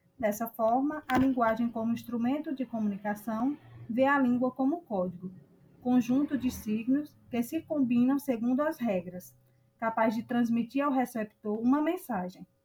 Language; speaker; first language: Portuguese; native; Portuguese